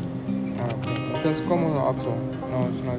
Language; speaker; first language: Spanish; non-native, learner; Tamil